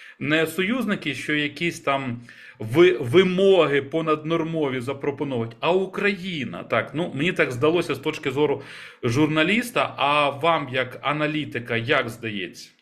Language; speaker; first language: Ukrainian; native; Ukrainian